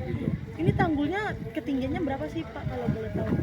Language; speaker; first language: Indonesian; native; Indonesian